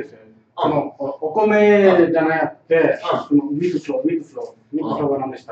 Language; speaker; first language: Japanese; non-native, learner; Tamil